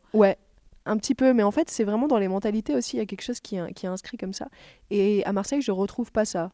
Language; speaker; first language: French; native; French